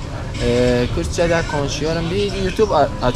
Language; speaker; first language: Turkish; non-native, learner; Kurdish